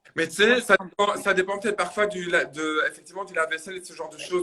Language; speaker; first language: French; native; French